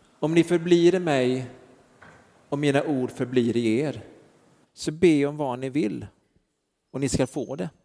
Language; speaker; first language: Swedish; native; Swedish